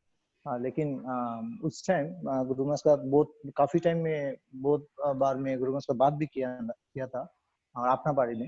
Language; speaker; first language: Hindi; non-native, learner; Bangla